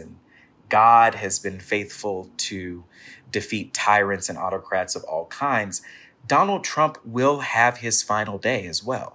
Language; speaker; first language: English; native; English